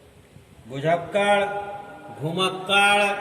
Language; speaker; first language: Hindi; native; Hindi